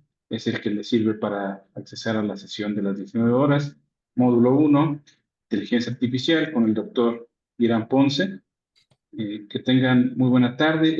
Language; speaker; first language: Spanish; native; Spanish